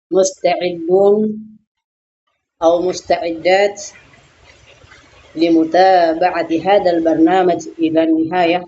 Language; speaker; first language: Arabic; non-native, fluent; Indonesian